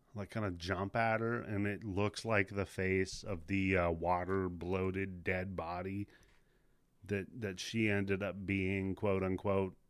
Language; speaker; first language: English; native; English